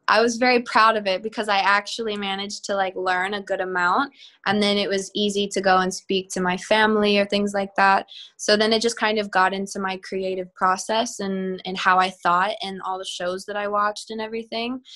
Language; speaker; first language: English; native; English